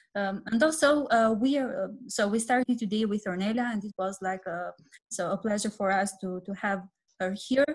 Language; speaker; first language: English; non-native, fluent; Albanian